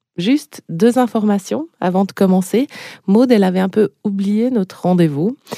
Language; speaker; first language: French; native; French